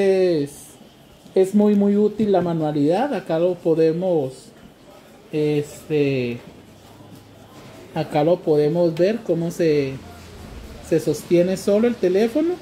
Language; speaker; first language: Spanish; native; Spanish